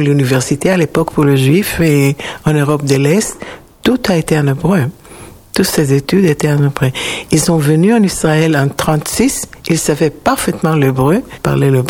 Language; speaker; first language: French; non-native, fluent; Hebrew